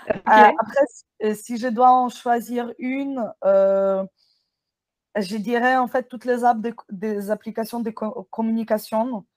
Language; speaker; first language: French; non-native, fluent; Ukrainian